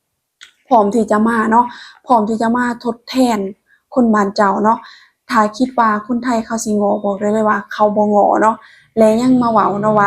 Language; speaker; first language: Thai; non-native, local second language; Lao